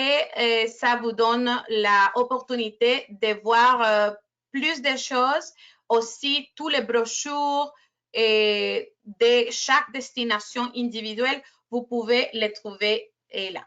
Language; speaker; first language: French; non-native, fluent; Spanish